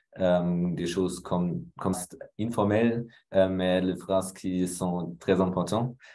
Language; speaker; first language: French; non-native, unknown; German